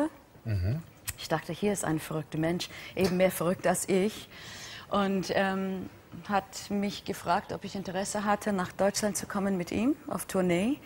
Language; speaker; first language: German; non-native, fluent; English